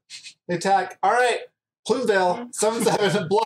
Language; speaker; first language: English; native; English